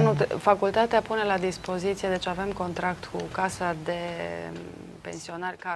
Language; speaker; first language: Romanian; native; Romanian